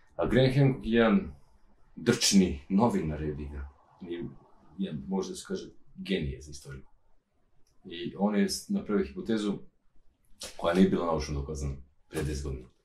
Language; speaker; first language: Serbian; non-native, local second language; Romanian